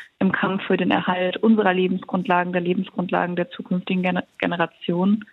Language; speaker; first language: German; native; German